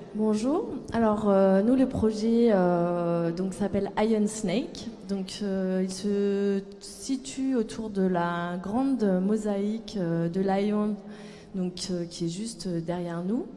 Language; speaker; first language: French; native; French